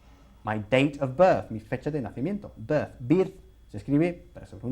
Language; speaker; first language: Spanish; non-native, fluent; English